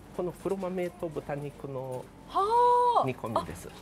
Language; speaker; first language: Japanese; non-native, fluent; Portuguese